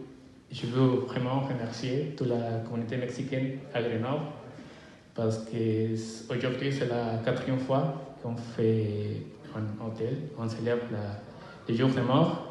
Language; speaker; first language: French; non-native, fluent; Spanish